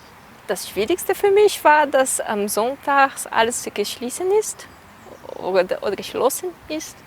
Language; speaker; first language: German; non-native, learner; Portuguese